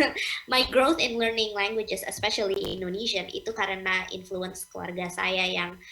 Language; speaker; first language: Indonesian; non-native, local second language; English